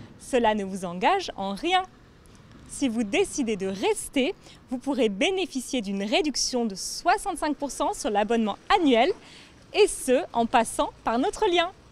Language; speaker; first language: French; native; French